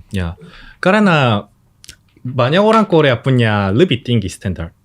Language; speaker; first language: Indonesian; non-native, learner; Korean